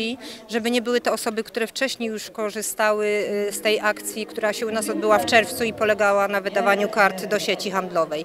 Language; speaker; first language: Polish; native; Polish